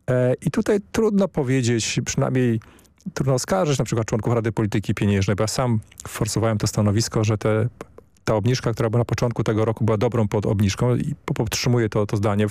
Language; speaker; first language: Polish; native; Polish